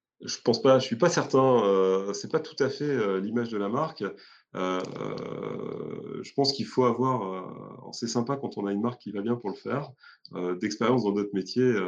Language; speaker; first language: French; native; French